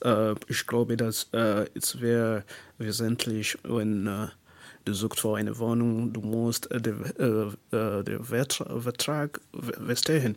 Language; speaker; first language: German; non-native, learner; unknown